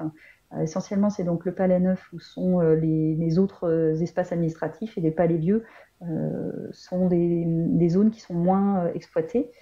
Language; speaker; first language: French; native; French